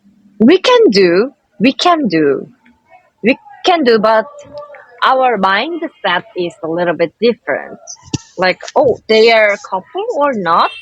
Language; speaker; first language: English; non-native, learner; Korean